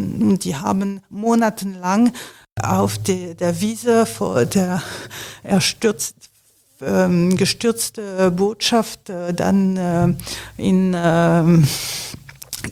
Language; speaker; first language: German; non-native, fluent; French